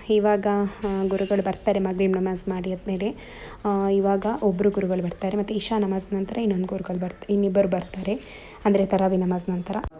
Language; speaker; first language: Kannada; non-native, local second language; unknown